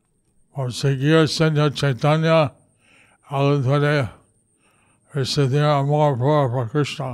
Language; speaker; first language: Spanish; non-native, learner; English